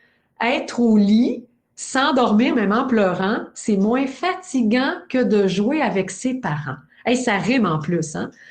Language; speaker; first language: French; native; French